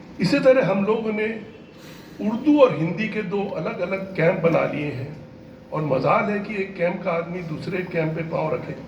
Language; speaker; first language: Hindi; native; Hindi